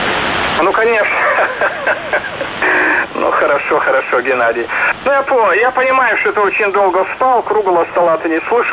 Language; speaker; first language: Russian; native; Russian